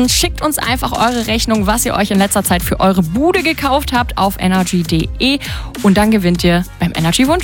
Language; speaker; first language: German; native; German